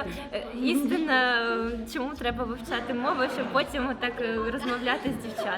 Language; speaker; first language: Ukrainian; non-native, local second language; Russian